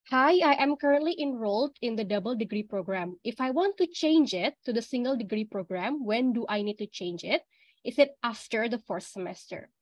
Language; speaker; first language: English; non-native, fluent; Indonesian